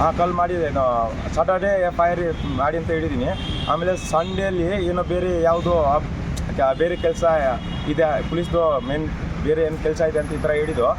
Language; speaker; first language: Kannada; non-native, learner; Nepali